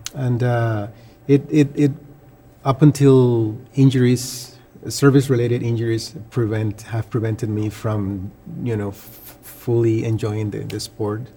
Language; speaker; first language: English; non-native, fluent; Spanish